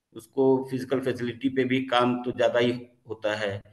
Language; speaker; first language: Hindi; native; Hindi